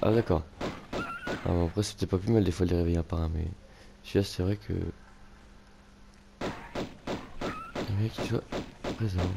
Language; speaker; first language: French; native; French